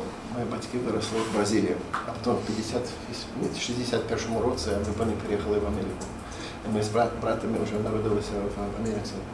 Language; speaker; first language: Ukrainian; non-native, learner; Russian